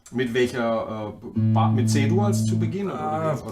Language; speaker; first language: German; native; German